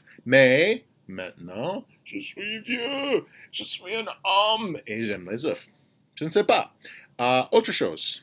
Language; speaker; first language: French; non-native, fluent; English